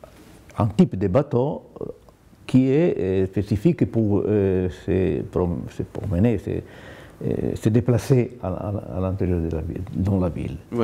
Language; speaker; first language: French; non-native, fluent; Italian